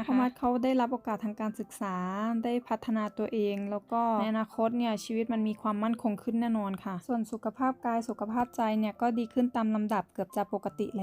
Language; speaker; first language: Thai; native; Thai